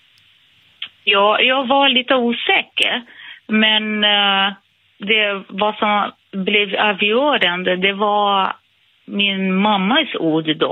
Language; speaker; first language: Swedish; non-native, fluent; Portuguese